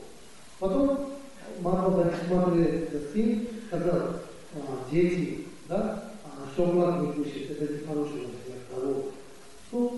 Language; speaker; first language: Russian; non-native, learner; Tibetan